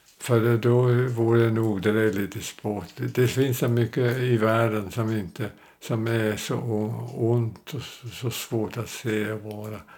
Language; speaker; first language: Swedish; native; Swedish